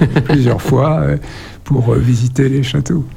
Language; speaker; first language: French; native; French